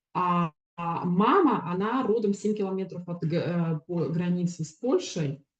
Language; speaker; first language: Russian; native; Russian